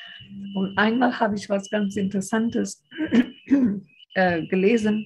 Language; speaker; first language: German; non-native, fluent; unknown